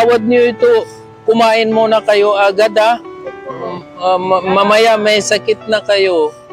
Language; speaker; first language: Filipino; non-native, learner; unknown